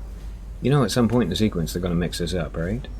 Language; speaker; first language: English; native; English